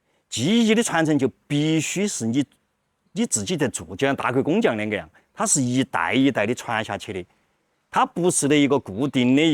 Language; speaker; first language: Chinese; native; Chinese